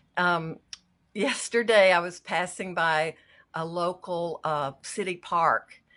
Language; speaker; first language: English; native; English